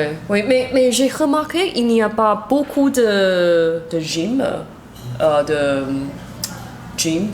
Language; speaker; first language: French; non-native, learner; Chinese